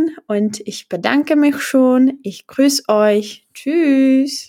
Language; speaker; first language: German; non-native, fluent; Czech